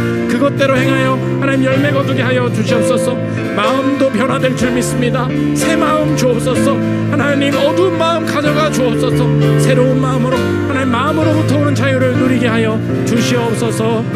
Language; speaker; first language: Korean; native; Korean